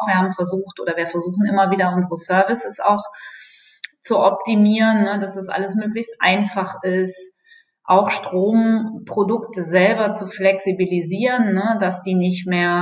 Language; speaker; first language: German; native; German